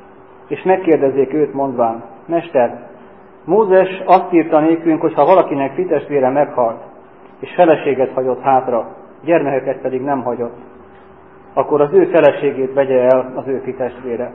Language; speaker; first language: Hungarian; native; Hungarian